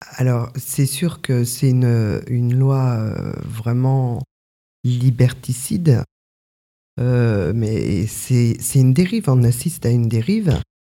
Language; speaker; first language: French; native; French